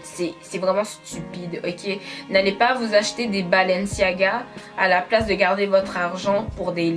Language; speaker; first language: French; native; French